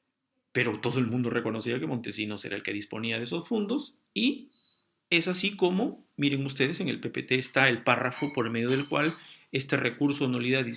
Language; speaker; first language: Spanish; native; Spanish